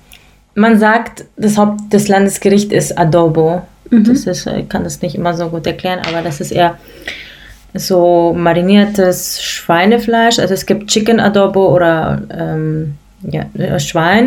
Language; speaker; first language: German; early bilingual, other home language; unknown